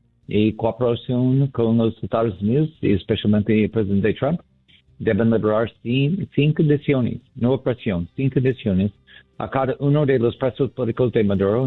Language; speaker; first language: Spanish; non-native, learner; English